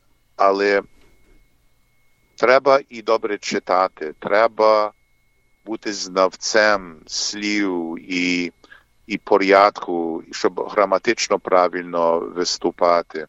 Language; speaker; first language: Ukrainian; early bilingual, heritage; English